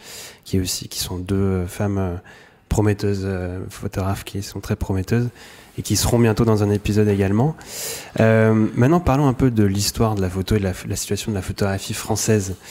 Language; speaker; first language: French; native; French